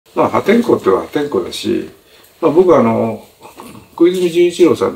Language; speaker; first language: Japanese; native; Japanese